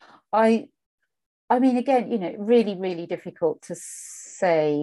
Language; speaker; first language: English; native; English